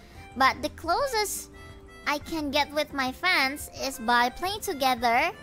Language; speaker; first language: English; non-native, fluent; Indonesian